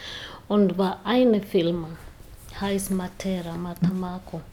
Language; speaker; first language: German; non-native, learner; Swahili